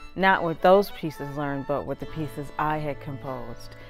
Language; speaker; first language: English; native; English